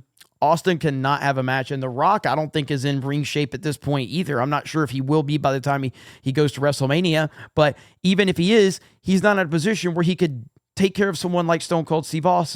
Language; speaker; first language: English; native; English